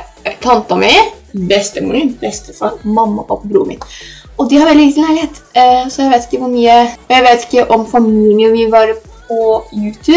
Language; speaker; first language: Norwegian; early bilingual, other home language; Polish